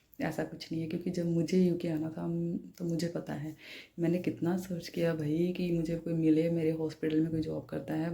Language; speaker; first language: Hindi; non-native, local second language; Punjabi